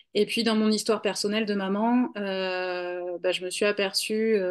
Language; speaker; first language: French; native; French